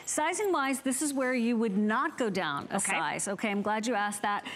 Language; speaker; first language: English; native; English